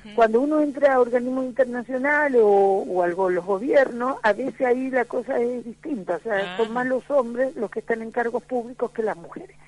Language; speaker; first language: Spanish; native; Spanish